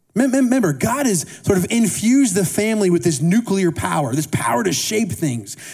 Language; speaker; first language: English; native; English